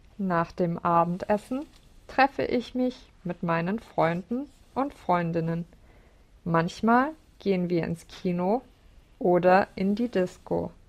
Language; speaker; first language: German; non-native, learner; English